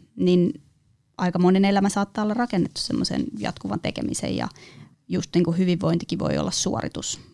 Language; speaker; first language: Finnish; native; Finnish